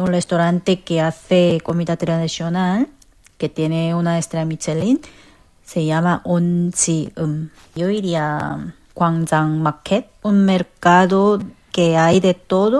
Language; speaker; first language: Spanish; non-native, fluent; Korean